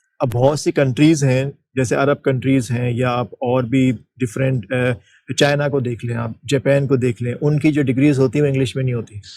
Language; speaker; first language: Urdu; native; Urdu